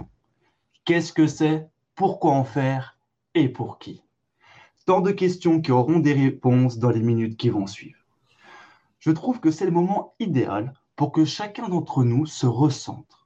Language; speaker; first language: French; native; French